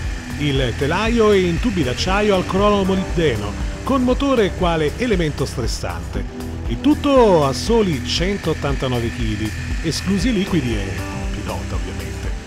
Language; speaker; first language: Italian; native; Italian